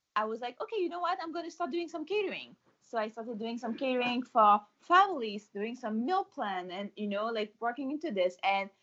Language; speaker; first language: English; non-native, fluent; French